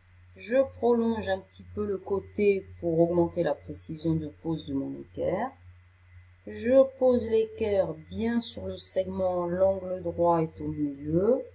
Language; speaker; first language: French; native; French